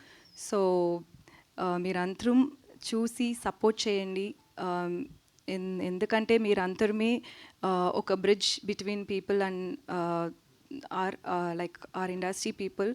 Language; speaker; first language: Telugu; non-native, learner; Tamil